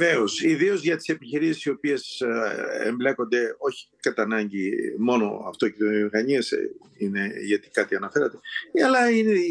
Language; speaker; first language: Greek; native; Greek